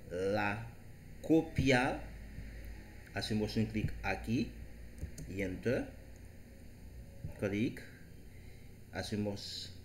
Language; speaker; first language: Spanish; non-native, learner; Haitian Creole